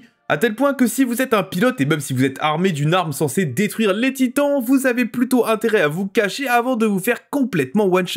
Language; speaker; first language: French; native; French